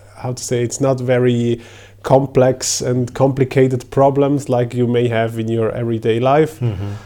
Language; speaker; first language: English; non-native, fluent; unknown